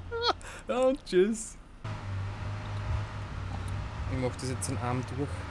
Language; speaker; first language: German; native; German